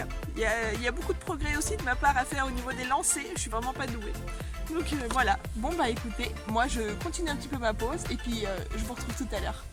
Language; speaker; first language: French; native; French